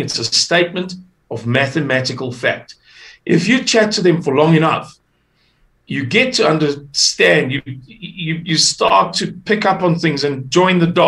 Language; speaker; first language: English; native; English